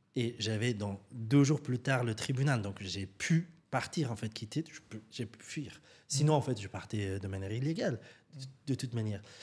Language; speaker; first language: French; non-native, fluent; Persian